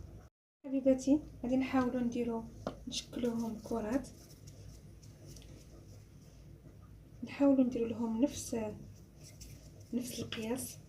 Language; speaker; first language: Arabic; native; Arabic